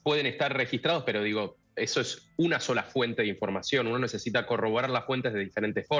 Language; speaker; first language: Spanish; native; Spanish